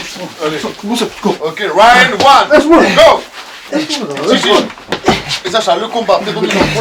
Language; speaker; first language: French; native; French